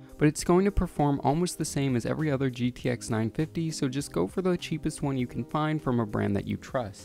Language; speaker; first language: English; native; English